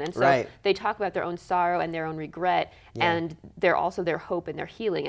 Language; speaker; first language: English; native; English